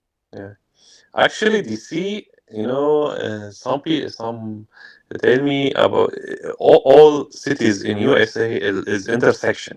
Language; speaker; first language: English; non-native, learner; Arabic